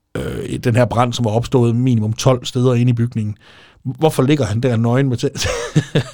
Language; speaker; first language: Danish; native; Danish